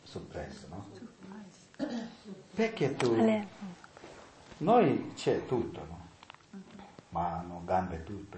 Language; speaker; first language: Italian; non-native, learner; Tibetan